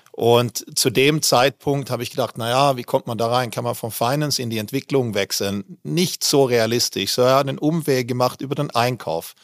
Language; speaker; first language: German; non-native, fluent; Swedish